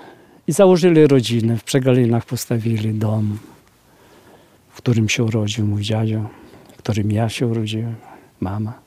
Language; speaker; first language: Polish; native; Polish